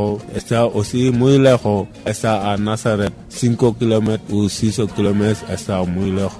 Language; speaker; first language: Spanish; non-native, learner; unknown